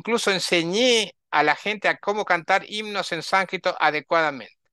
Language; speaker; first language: Spanish; native; Spanish